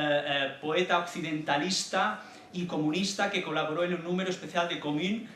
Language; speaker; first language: Spanish; native; Spanish